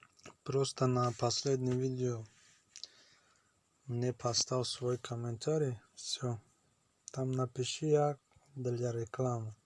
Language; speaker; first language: Russian; non-native, learner; Tajik